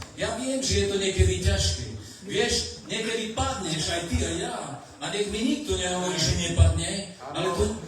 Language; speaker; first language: Slovak; non-native, local second language; Romany